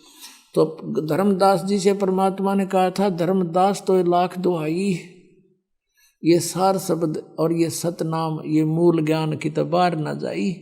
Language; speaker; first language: Hindi; native; Hindi